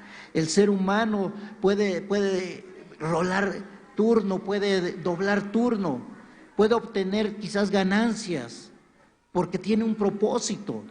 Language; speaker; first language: Spanish; native; Spanish